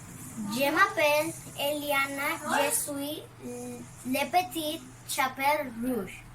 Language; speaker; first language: French; non-native, learner; Spanish